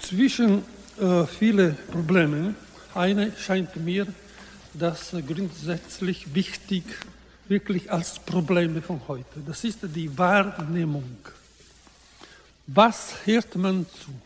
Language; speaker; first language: German; non-native, learner; Italian